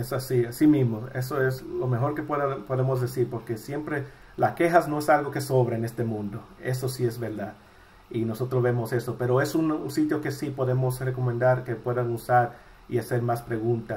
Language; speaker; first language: Spanish; early bilingual, heritage; Spanish